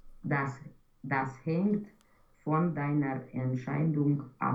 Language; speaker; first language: German; non-native, learner; Romanian